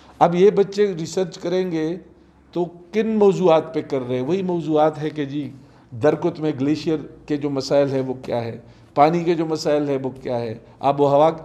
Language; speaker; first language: Urdu; non-native, local second language; Pashto